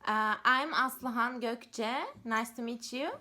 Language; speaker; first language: English; non-native, learner; Turkish